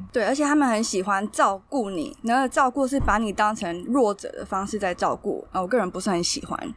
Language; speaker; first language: Chinese; native; Chinese